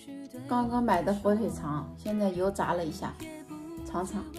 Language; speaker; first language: Chinese; native; Chinese